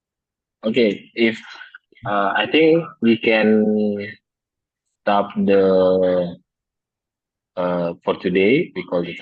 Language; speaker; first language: English; non-native, learner; Indonesian